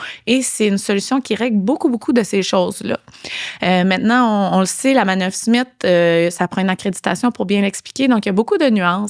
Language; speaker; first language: French; native; French